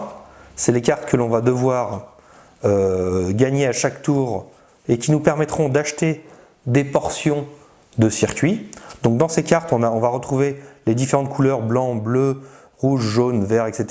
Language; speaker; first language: French; native; French